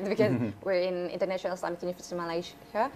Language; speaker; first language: English; non-native, fluent; Indonesian